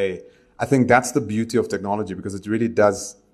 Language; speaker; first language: English; native; English